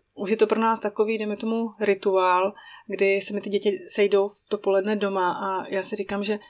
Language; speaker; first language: Czech; native; Czech